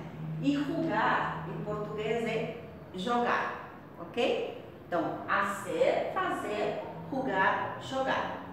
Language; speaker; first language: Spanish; non-native, fluent; Portuguese